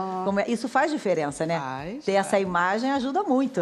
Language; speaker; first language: Portuguese; native; Portuguese